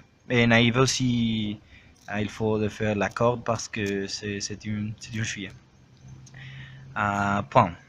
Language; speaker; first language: French; non-native, learner; Spanish